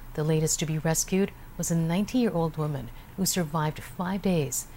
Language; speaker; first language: English; non-native, local second language; Filipino